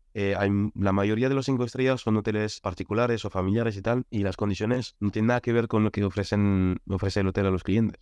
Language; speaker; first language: Spanish; non-native, fluent; French